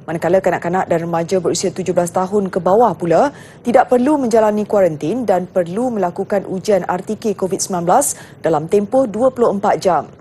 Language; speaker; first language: Malay; native; Malay